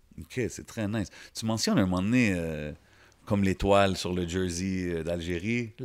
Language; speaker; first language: French; early bilingual, other home language; Arabic